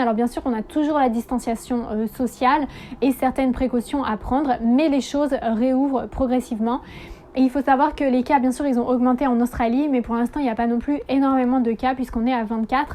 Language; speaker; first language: French; native; French